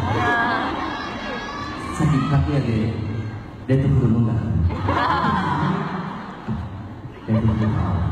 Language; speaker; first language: Japanese; non-native, learner; Korean